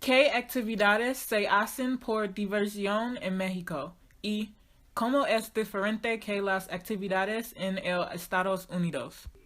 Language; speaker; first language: Spanish; non-native, learner; English